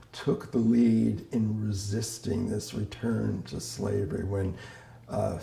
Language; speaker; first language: English; native; English